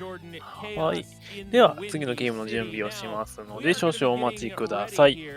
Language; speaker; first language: Japanese; native; Japanese